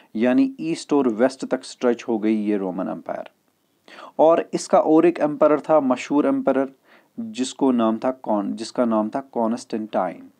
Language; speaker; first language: Hindi; non-native, local second language; Kashmiri